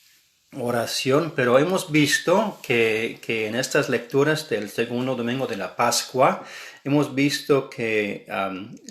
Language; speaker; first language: Spanish; non-native, fluent; English